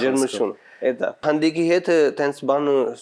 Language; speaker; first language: Armenian; non-native, learner; Punjabi